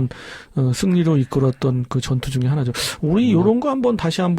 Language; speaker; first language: Korean; native; Korean